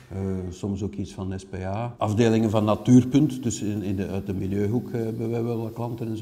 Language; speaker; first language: Dutch; native; Dutch